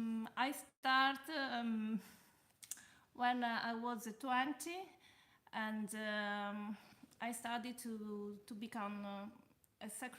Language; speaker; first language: English; non-native, learner; Italian